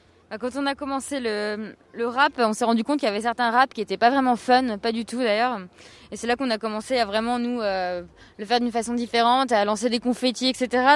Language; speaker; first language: French; native; French